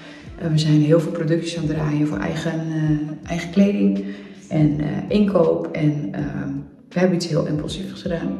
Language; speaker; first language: Dutch; native; Dutch